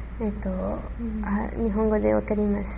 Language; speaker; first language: Japanese; non-native, learner; Spanish